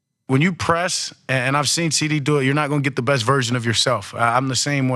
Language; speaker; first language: English; native; English